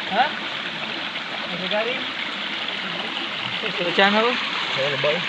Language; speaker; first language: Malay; non-native, local second language; Sundanese